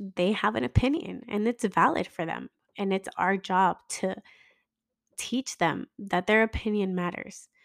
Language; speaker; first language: English; native; English